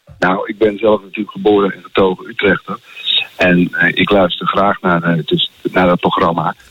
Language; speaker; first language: Dutch; native; Dutch